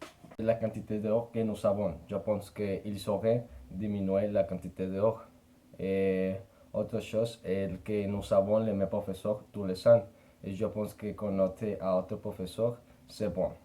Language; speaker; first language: French; non-native, learner; Spanish